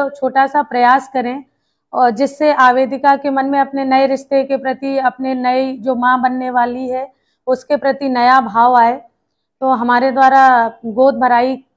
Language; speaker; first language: Hindi; native; Hindi